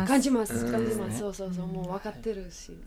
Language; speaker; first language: Japanese; non-native, learner; Russian